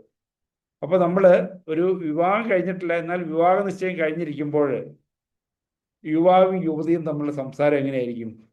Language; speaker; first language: Malayalam; native; Malayalam